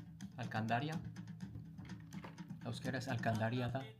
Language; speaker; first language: Basque; non-native, learner; English